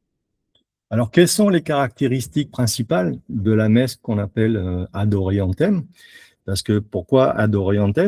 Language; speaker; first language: French; native; French